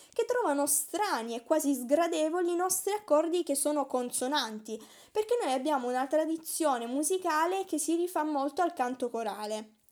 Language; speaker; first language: Italian; native; Italian